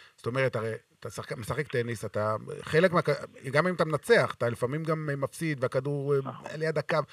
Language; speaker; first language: Hebrew; native; Hebrew